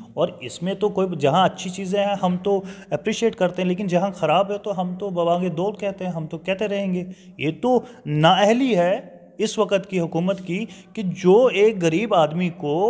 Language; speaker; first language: Hindi; non-native, local second language; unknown